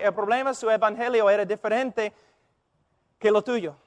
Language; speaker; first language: Spanish; non-native, fluent; English